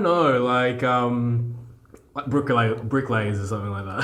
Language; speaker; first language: English; native; English